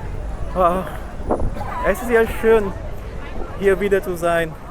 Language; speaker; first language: German; non-native, fluent; Indonesian